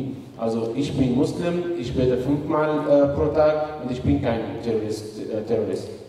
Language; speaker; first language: German; non-native, fluent; Arabic